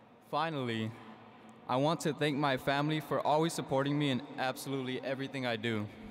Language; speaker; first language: English; early bilingual, other home language; Spanish